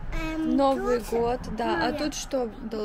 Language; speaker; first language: Russian; native; Russian